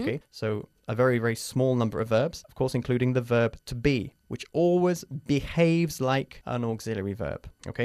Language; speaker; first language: English; native; English